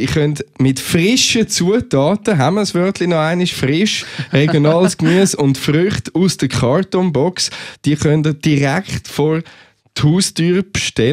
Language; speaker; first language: German; native; German